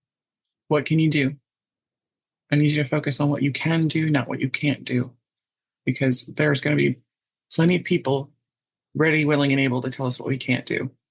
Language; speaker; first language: English; native; English